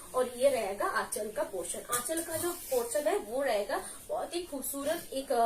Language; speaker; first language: Hindi; non-native, local second language; Bangla